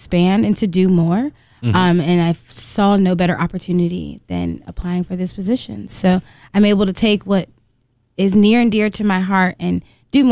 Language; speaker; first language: English; native; English